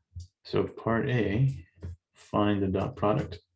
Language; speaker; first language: English; native; English